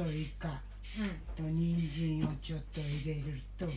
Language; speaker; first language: Japanese; native; Japanese